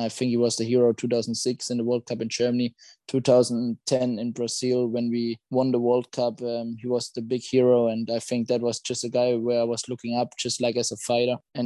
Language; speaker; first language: English; non-native, fluent; German